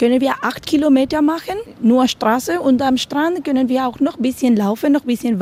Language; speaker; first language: German; non-native, learner; Spanish